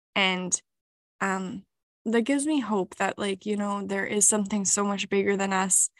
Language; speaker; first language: English; native; English